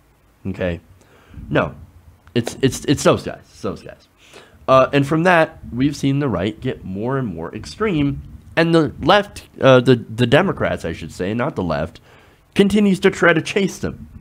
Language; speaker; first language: English; native; English